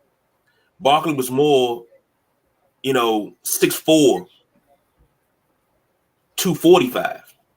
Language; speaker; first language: English; native; English